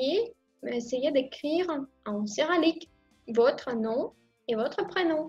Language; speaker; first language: French; non-native, fluent; Russian